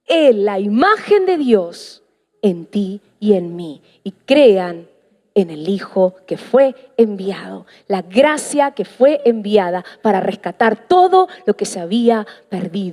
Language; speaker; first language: Spanish; native; Spanish